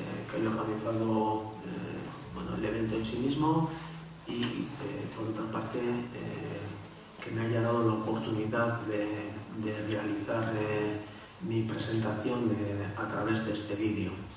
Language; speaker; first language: Spanish; non-native, local second language; Basque